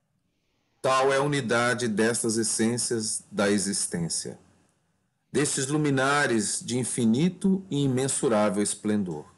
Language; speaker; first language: Portuguese; native; Portuguese